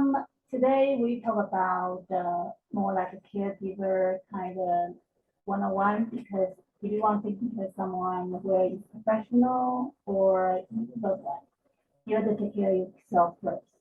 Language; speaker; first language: English; non-native, learner; Chinese